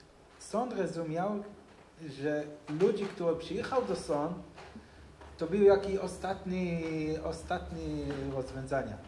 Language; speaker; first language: Polish; non-native, learner; Hebrew